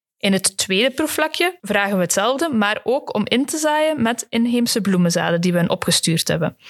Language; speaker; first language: Dutch; native; Dutch